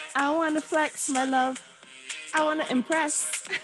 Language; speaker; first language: English; non-native, local second language; Akan